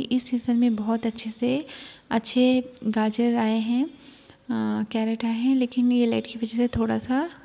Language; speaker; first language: Hindi; non-native, local second language; Urdu